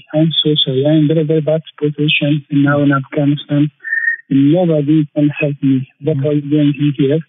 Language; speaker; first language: English; non-native, learner; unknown